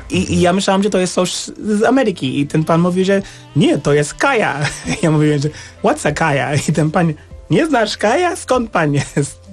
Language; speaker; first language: Polish; non-native, fluent; English